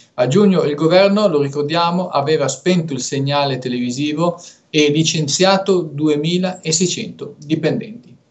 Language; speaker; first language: Italian; native; Italian